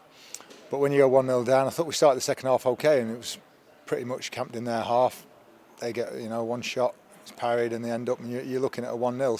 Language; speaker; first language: English; native; English